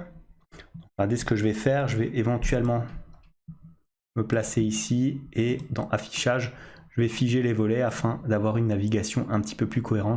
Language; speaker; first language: French; native; French